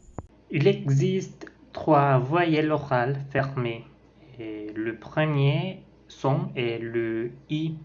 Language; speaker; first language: French; non-native, learner; Spanish